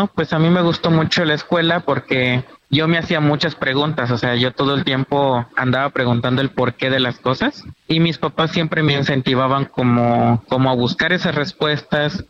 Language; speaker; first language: Spanish; native; Spanish